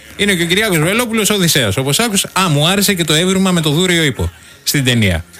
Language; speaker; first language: Greek; native; Greek